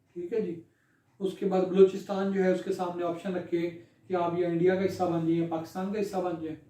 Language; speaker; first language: Urdu; non-native, local second language; Punjabi